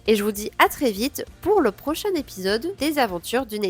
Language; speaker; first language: French; native; French